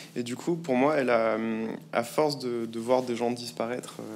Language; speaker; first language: French; native; French